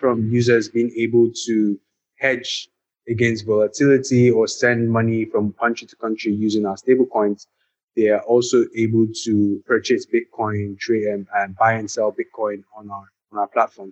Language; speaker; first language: English; non-native, local second language; Yoruba